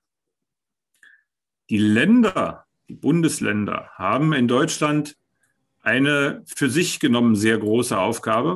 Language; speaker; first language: German; native; German